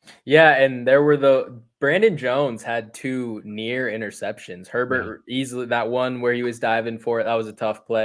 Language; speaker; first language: English; native; English